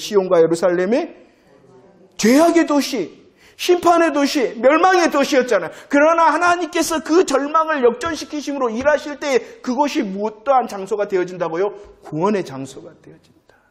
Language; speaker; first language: Korean; native; Korean